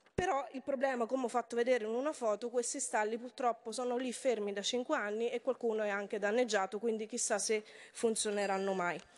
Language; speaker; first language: Italian; native; Italian